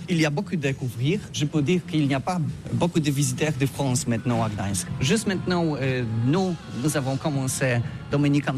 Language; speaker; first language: French; non-native, learner; Polish